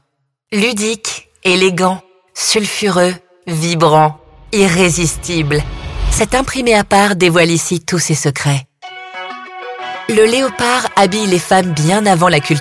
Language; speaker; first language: French; native; French